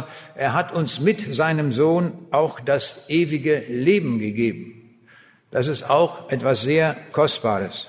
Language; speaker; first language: German; native; German